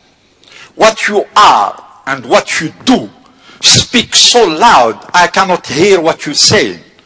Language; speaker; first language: English; non-native, fluent; Kabyle